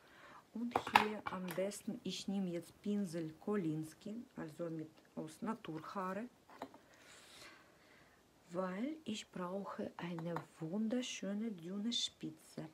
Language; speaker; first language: German; non-native, fluent; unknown